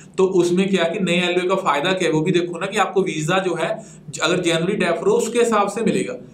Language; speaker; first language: Hindi; non-native, local second language; Punjabi